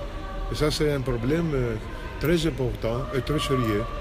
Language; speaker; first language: French; non-native, fluent; Greek